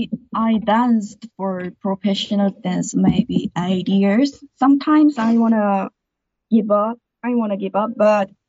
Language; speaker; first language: English; non-native, learner; Korean